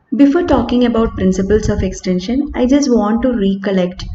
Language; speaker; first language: English; non-native, local second language; Malayalam